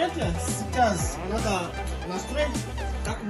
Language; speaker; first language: Russian; non-native, learner; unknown